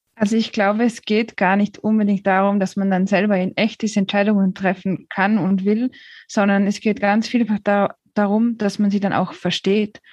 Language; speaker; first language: German; native; German